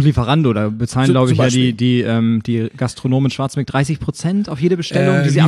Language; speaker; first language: German; native; German